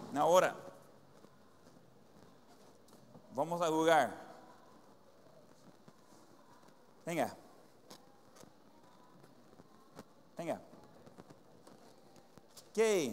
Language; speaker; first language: Spanish; non-native, fluent; English